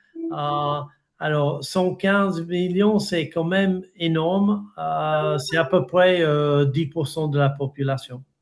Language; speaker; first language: French; non-native, fluent; English